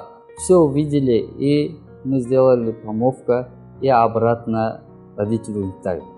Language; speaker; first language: Russian; non-native, learner; Kyrgyz